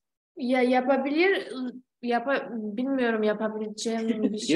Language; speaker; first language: Turkish; non-native, fluent; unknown